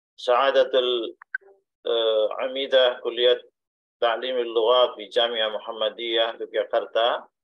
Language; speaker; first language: Arabic; non-native, fluent; Indonesian